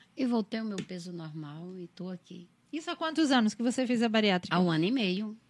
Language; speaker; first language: Portuguese; native; Portuguese